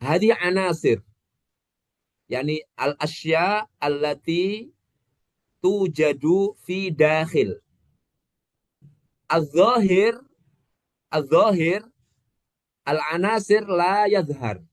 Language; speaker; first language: Arabic; non-native, fluent; Indonesian